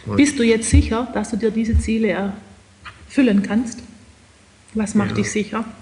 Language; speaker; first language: German; native; German